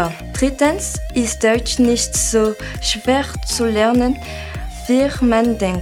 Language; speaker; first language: German; non-native, learner; Malagasy